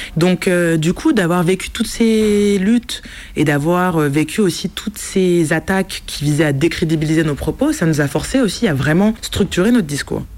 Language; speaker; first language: French; native; French